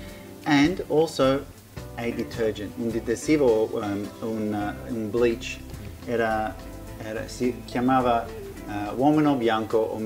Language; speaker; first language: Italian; early bilingual, heritage; Italian